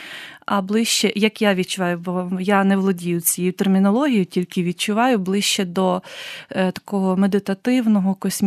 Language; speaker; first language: Ukrainian; native; Ukrainian